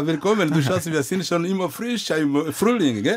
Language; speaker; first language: German; non-native, fluent; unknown